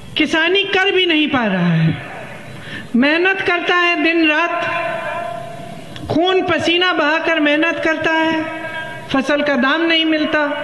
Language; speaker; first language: Hindi; native; Hindi